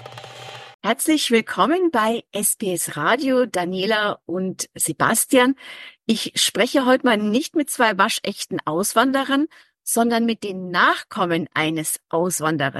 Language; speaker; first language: German; native; German